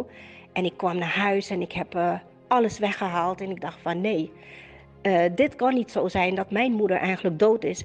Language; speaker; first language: Dutch; native; Dutch